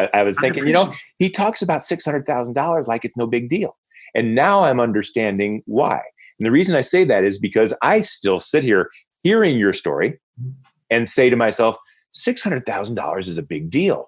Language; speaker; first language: English; native; English